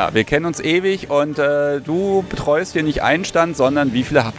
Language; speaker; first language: German; native; German